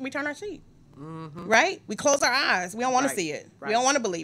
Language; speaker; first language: English; native; English